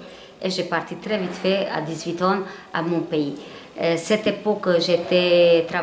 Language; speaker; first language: French; non-native, learner; Hungarian